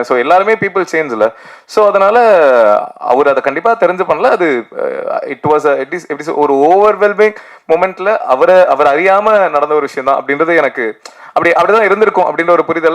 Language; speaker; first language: Tamil; native; Tamil